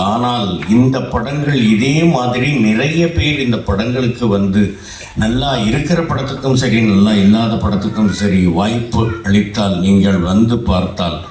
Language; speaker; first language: Tamil; native; Tamil